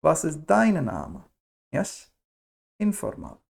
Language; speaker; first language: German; non-native, fluent; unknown